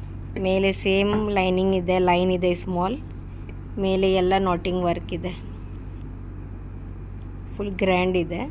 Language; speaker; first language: Kannada; non-native, local second language; Urdu